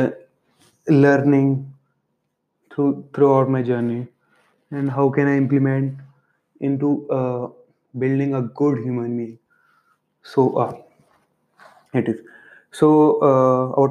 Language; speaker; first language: English; non-native, local second language; Hindi